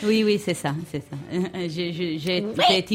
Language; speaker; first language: French; non-native, fluent; Italian